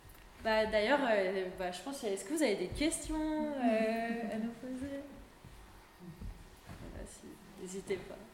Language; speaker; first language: French; native; French